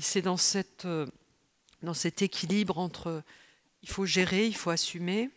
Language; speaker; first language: French; native; French